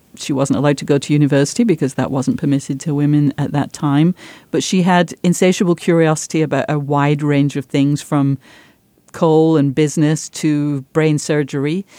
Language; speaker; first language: English; native; English